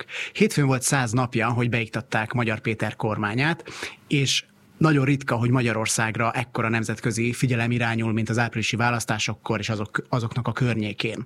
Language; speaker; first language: Hungarian; native; Hungarian